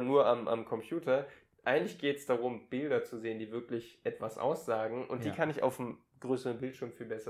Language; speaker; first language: German; native; German